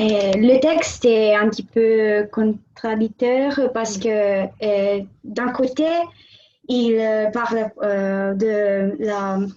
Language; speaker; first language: French; non-native, learner; Italian